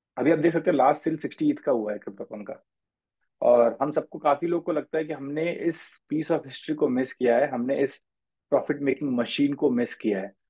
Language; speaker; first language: Hindi; native; Hindi